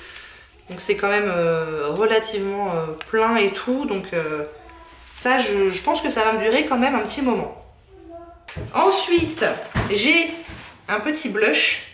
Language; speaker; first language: French; native; French